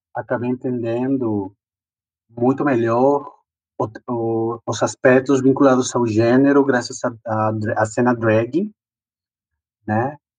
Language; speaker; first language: Portuguese; non-native, fluent; Spanish